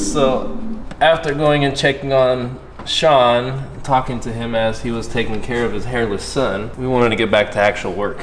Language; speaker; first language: English; native; English